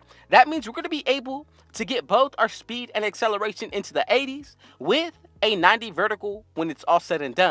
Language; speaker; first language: English; native; English